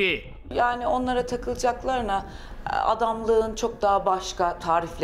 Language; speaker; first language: Turkish; native; Turkish